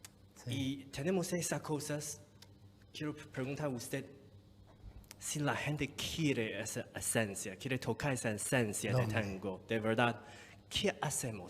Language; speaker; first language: Spanish; non-native, fluent; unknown